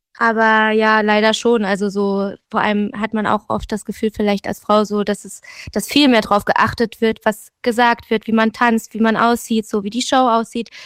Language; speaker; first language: German; native; German